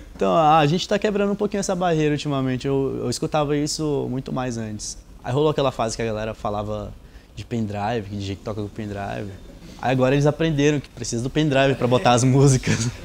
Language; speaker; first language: Portuguese; native; Portuguese